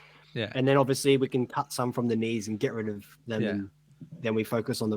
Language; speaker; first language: English; native; English